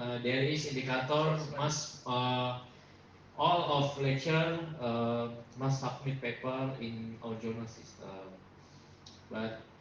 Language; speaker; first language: English; non-native, learner; Indonesian